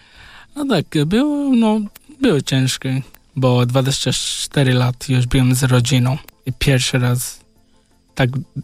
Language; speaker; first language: Polish; non-native, learner; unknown